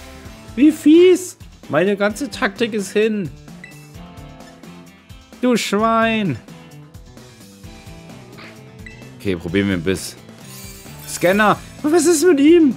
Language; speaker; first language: German; native; German